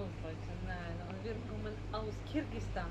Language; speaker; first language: German; non-native, learner; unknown